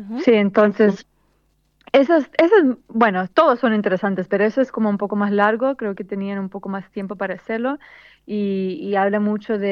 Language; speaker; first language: Spanish; early bilingual, heritage; Spanish